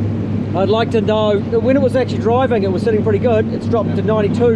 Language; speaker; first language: English; native; English